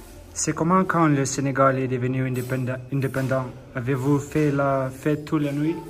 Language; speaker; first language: French; non-native, learner; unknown